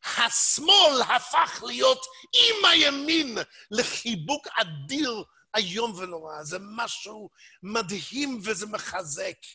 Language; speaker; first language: Hebrew; non-native, fluent; English